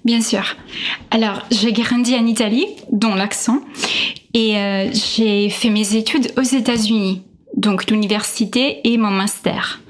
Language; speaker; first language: French; non-native, fluent; Italian